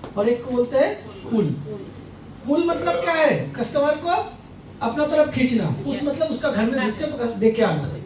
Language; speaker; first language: Hindi; non-native, local second language; Bangla